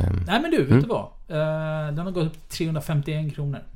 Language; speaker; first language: Swedish; native; Swedish